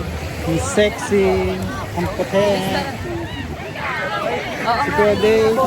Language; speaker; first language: Filipino; native; Filipino